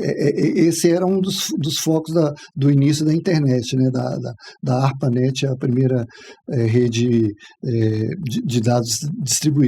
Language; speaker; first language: Portuguese; native; Portuguese